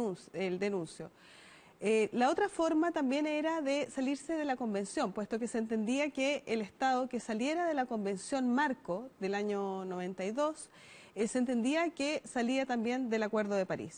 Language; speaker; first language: Spanish; native; Spanish